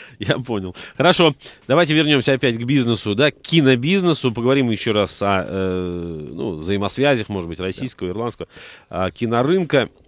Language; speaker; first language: Russian; native; Russian